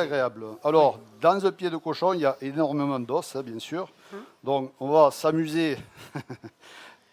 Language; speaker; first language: French; native; French